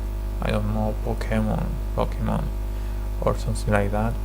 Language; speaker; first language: English; non-native, learner; Spanish